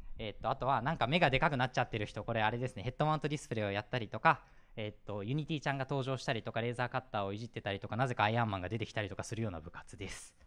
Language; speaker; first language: Japanese; native; Japanese